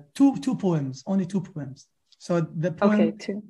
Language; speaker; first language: English; non-native, fluent; Arabic